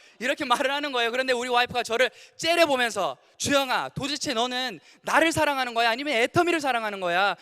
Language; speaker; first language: Korean; early bilingual, heritage; English